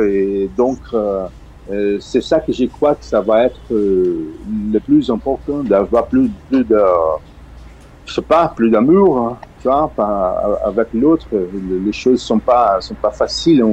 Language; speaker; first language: French; non-native, fluent; Portuguese